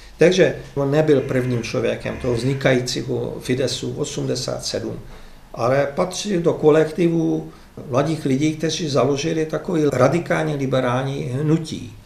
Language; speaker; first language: Czech; non-native, fluent; Hungarian